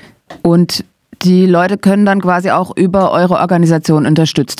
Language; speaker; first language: German; native; German